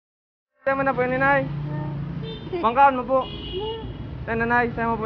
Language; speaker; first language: Filipino; non-native, local second language; Bikol